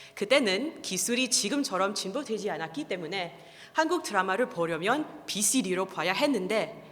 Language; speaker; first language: Korean; non-native, fluent; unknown